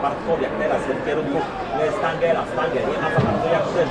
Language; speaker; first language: Polish; native; Polish